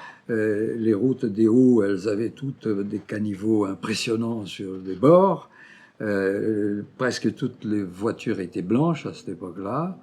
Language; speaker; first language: French; non-native, fluent; Portuguese